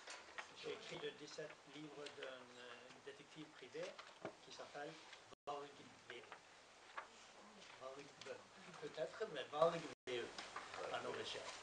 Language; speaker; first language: French; non-native, learner; Norwegian